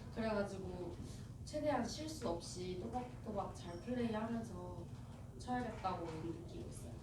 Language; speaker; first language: Korean; native; Korean